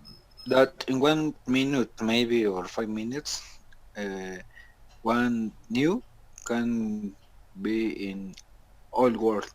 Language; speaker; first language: English; non-native, learner; Spanish